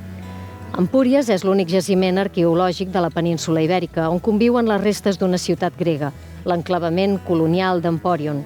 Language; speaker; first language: Catalan; native; Catalan